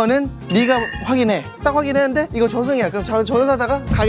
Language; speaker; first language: Korean; non-native, fluent; Thai